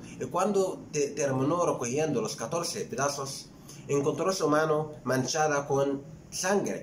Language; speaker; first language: Spanish; non-native, fluent; Arabic